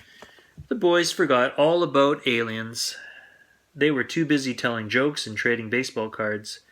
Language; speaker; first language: English; native; English